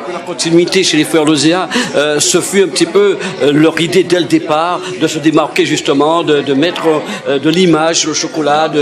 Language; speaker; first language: French; native; French